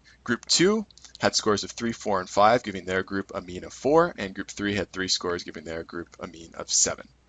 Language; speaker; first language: English; native; English